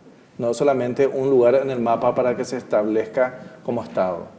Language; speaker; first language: Spanish; native; Spanish